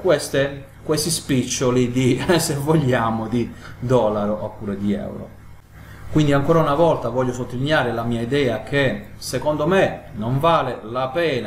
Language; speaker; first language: Italian; native; Italian